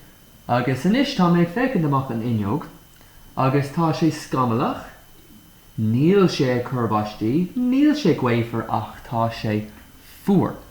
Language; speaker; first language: Irish; non-native, local second language; English